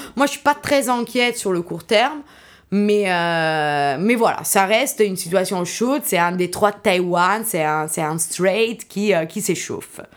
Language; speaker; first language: French; non-native, fluent; Italian